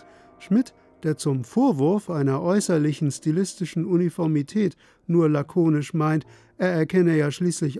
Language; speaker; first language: German; native; German